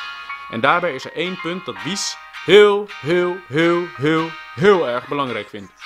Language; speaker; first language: Dutch; native; Dutch